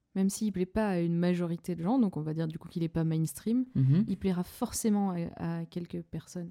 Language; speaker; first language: French; native; French